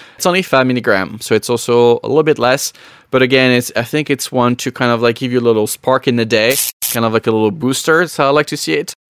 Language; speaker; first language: English; non-native, fluent; French